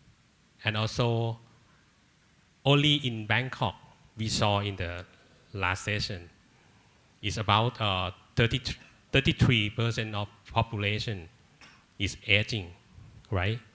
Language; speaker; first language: English; non-native, learner; Thai